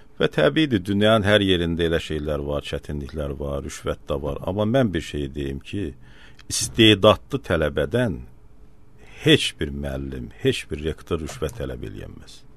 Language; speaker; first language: Azerbaijani; native; Azerbaijani